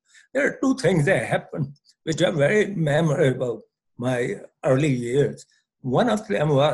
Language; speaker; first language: English; non-native, local second language; Punjabi